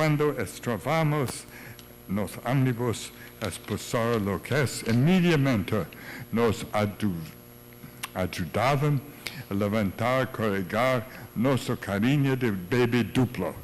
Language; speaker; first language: Portuguese; non-native, learner; English